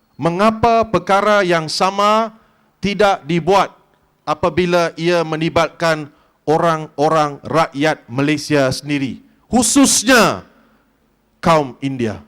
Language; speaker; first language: Malay; non-native, local second language; Tamil